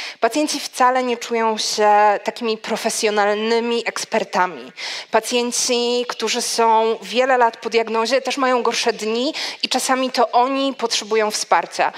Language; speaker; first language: Polish; native; Polish